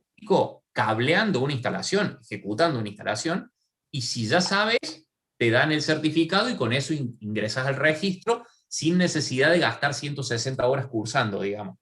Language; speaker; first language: Spanish; native; Spanish